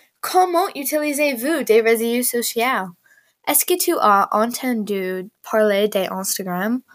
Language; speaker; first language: French; non-native, learner; English